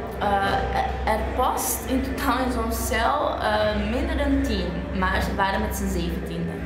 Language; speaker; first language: Dutch; early bilingual, other home language; Portuguese